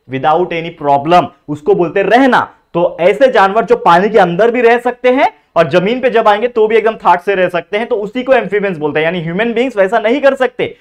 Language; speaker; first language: Hindi; native; Hindi